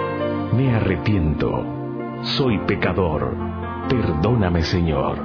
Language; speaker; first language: Spanish; native; Spanish